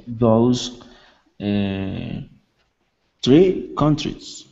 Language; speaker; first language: English; non-native, learner; Spanish